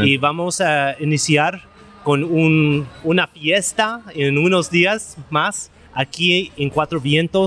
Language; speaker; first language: Spanish; non-native, learner; English